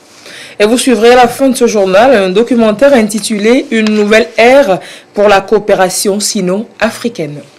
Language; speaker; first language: French; native; French